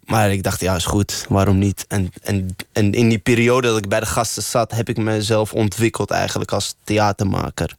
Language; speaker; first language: Dutch; early bilingual, other home language; Arabic